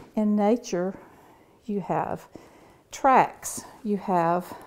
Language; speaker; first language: English; native; English